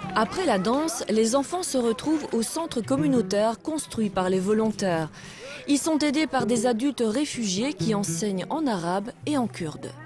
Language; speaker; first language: French; native; French